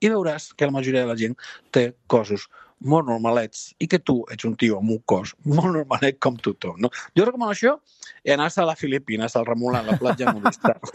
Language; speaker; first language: Catalan; non-native, local second language; Spanish